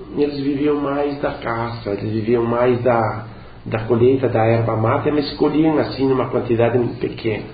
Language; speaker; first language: Portuguese; non-native, local second language; Venetian